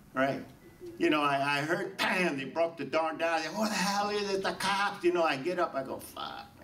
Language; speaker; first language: English; native; English